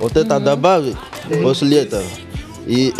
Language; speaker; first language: Russian; non-native, learner; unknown